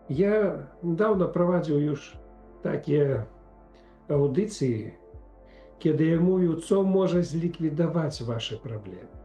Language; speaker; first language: Polish; non-native, fluent; Ukrainian